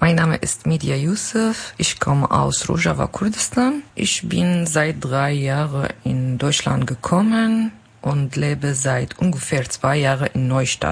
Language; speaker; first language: German; non-native, learner; Kurdish